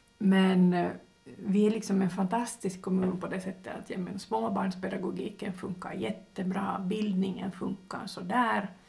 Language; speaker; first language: Swedish; native; Swedish